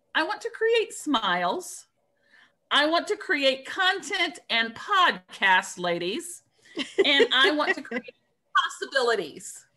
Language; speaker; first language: English; native; English